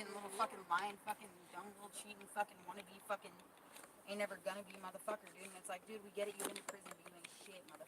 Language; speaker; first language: English; native; English